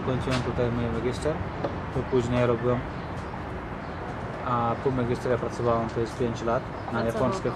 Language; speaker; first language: Polish; non-native, learner; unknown